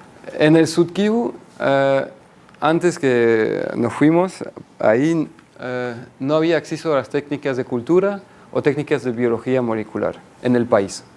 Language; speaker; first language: Spanish; non-native, fluent; French